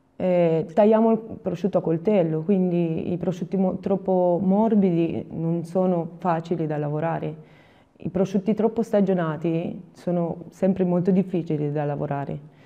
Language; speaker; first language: Italian; non-native, fluent; Romanian